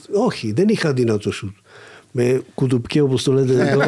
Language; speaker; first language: Greek; non-native, learner; Slovak